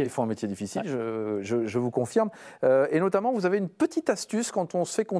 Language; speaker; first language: French; native; French